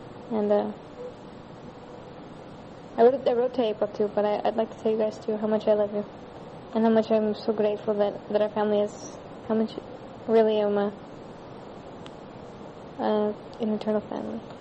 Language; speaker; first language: English; native; English